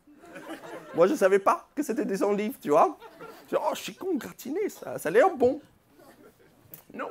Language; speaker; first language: French; non-native, fluent; English